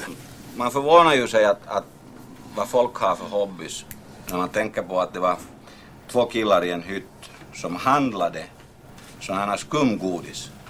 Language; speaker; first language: Swedish; native; Swedish